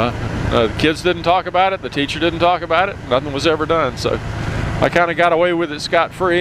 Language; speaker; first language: English; native; English